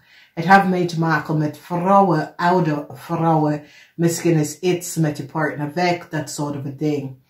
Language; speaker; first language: Dutch; non-native, fluent; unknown